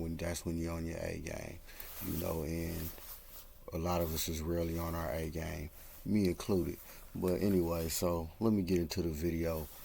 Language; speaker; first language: English; native; English